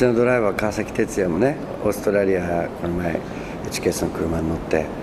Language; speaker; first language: Japanese; native; Japanese